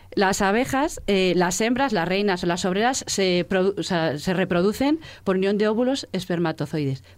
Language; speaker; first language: Spanish; native; Spanish